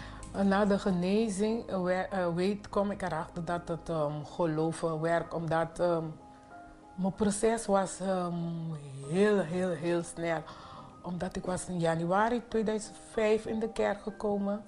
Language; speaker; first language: Dutch; non-native, local second language; Papiamento